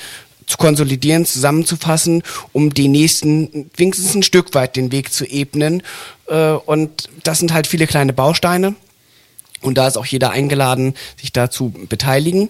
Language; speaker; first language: German; native; German